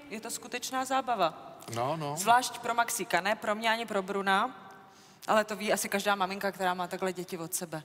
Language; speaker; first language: Czech; native; Czech